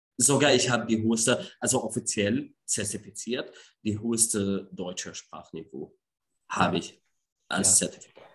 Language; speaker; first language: German; non-native, fluent; Arabic